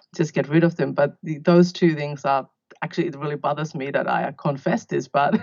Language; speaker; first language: English; non-native, fluent; Finnish